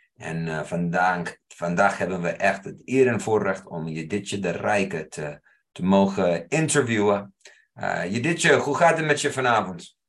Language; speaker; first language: Dutch; non-native, fluent; English